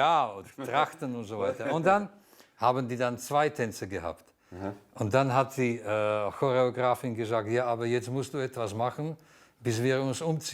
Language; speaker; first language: German; non-native, fluent; Slovak